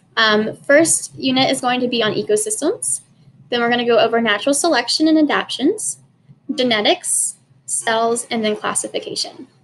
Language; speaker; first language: English; native; English